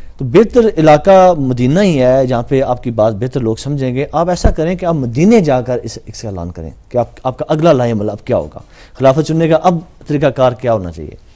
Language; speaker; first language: Urdu; non-native, local second language; Punjabi